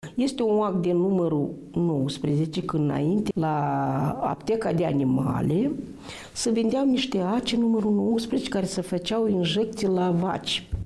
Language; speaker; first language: Romanian; non-native, local second language; Romany